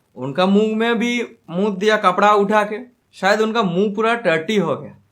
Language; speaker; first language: Hindi; non-native, local second language; Bangla